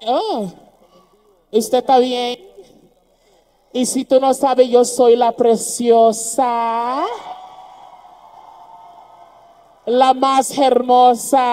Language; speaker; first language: Spanish; non-native, learner; English